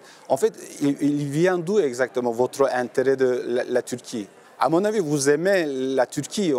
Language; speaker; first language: French; non-native, learner; Turkish